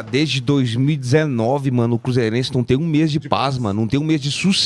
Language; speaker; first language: Portuguese; native; Portuguese